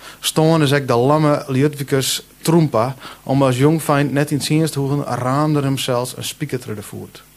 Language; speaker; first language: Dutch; non-native, local second language; Western Frisian